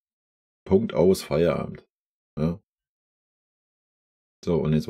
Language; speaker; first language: German; native; German